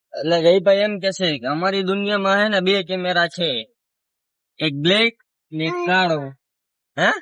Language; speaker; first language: Gujarati; native; Gujarati